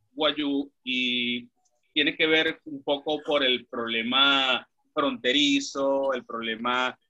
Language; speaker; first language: Spanish; native; Spanish